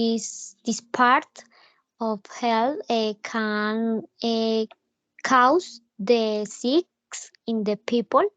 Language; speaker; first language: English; non-native, learner; Spanish